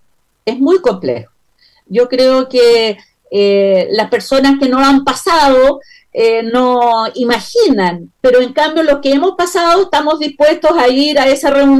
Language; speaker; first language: Spanish; native; Spanish